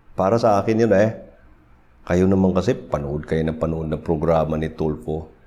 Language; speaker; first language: Filipino; non-native, local second language; Cebuano